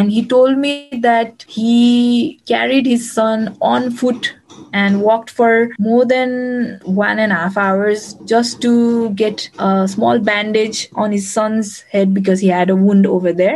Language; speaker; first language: English; non-native, local second language; Nepali